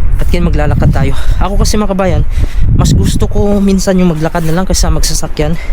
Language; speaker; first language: Filipino; non-native, local second language; Cebuano